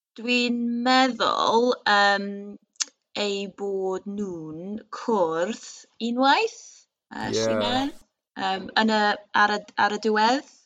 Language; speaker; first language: Welsh; non-native, local second language; English